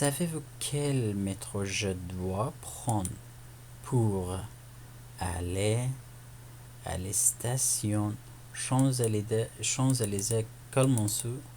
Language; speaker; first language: French; non-native, fluent; Persian